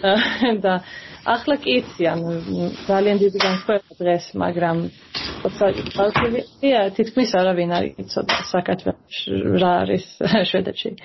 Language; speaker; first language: Georgian; early bilingual, heritage; Georgian